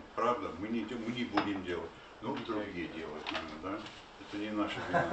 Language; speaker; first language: Russian; non-native, fluent; English